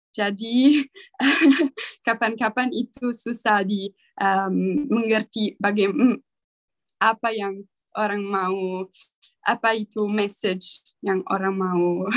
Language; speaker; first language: Indonesian; non-native, learner; Italian